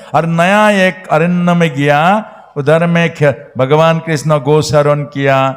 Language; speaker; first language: Hindi; non-native, local second language; Bangla